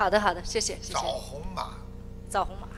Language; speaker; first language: Chinese; native; Chinese